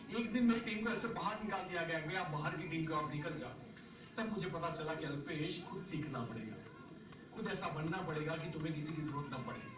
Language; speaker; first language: Hindi; non-native, local second language; Gujarati